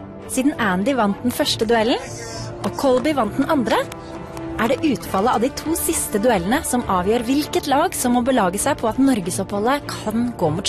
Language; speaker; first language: Norwegian; native; Norwegian